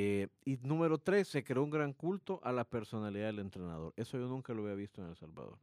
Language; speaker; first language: Spanish; native; Spanish